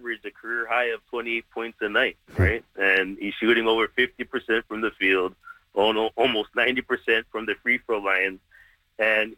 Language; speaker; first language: English; native; English